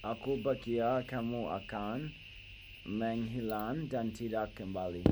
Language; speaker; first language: Indonesian; non-native, learner; English